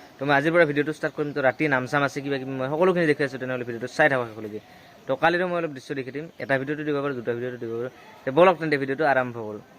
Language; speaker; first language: Assamese; native; Assamese